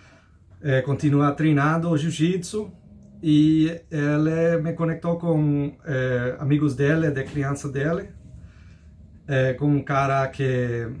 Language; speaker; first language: Portuguese; non-native, fluent; Spanish